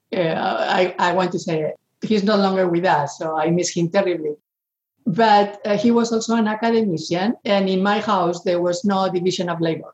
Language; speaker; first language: English; non-native, fluent; Spanish